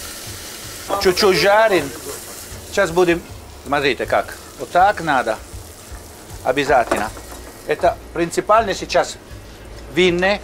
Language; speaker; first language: Russian; non-native, learner; Italian